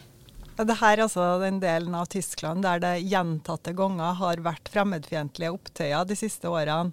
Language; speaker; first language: Norwegian; native; Norwegian